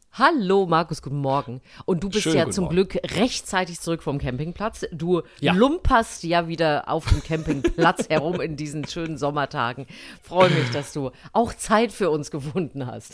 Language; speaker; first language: German; native; German